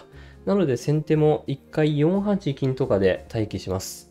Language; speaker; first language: Japanese; native; Japanese